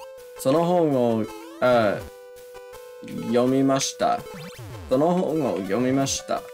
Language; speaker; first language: Japanese; non-native, learner; English